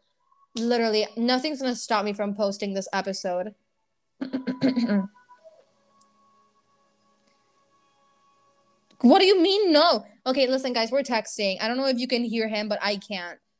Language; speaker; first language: English; non-native, fluent; Spanish